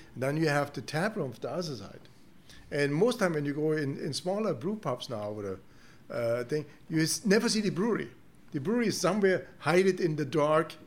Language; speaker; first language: English; non-native, fluent; German